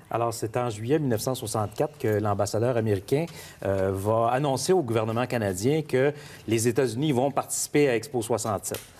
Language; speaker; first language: French; native; French